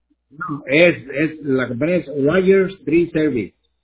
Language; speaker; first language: Spanish; native; Spanish